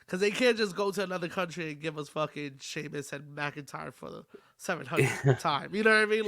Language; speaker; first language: English; native; English